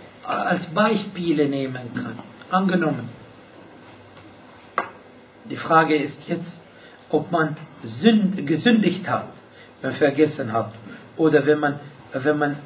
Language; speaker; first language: German; non-native, fluent; Arabic